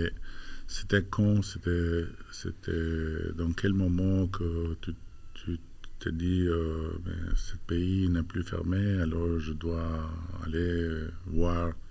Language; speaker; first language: French; non-native, fluent; Albanian